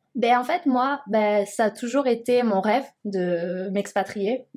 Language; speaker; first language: French; native; French